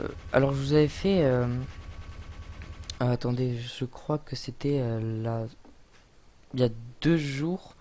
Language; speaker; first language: French; native; French